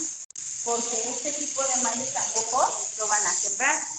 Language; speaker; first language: Spanish; native; Spanish